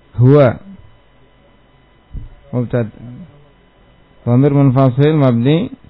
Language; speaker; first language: Arabic; non-native, fluent; Indonesian